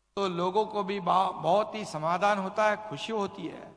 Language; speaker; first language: Hindi; non-native, local second language; Marathi